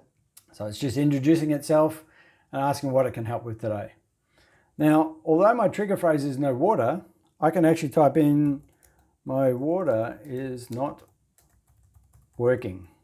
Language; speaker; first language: English; native; English